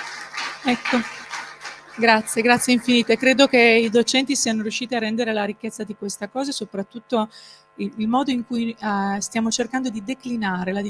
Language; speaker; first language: Italian; native; Italian